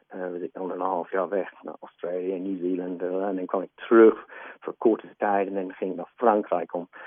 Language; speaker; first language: Dutch; non-native, fluent; English